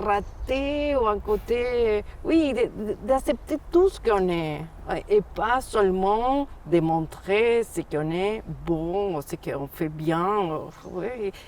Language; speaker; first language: French; non-native, fluent; Spanish